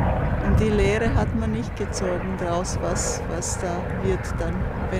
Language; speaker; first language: German; non-native, fluent; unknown